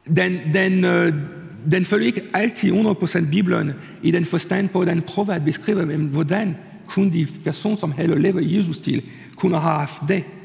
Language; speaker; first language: Danish; non-native, fluent; French